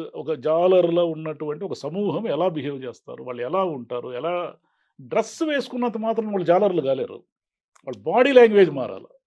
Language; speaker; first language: Telugu; native; Telugu